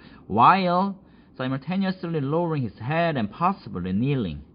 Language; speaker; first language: English; non-native, fluent; Korean